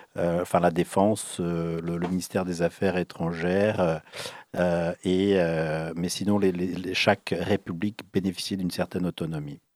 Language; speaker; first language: French; early bilingual, other home language; Bosnian